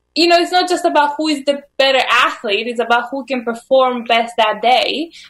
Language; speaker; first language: English; non-native, fluent; Greek